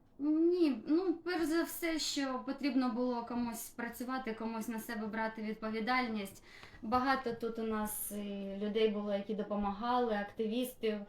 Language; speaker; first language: Ukrainian; native; Ukrainian